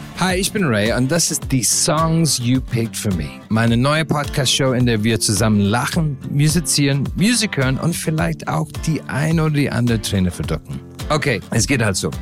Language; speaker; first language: German; non-native, fluent; English